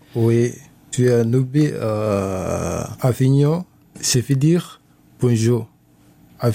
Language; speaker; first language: French; non-native, learner; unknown